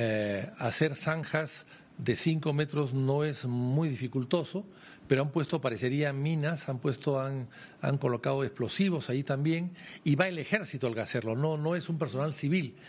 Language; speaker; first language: Spanish; native; Spanish